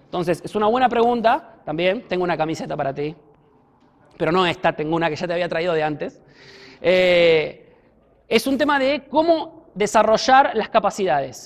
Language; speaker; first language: Spanish; native; Spanish